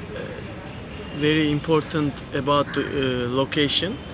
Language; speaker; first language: English; non-native, learner; Turkish